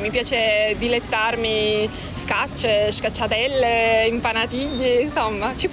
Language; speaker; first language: Italian; native; Italian